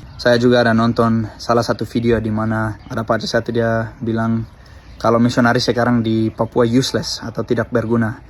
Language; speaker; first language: Indonesian; early bilingual, other home language; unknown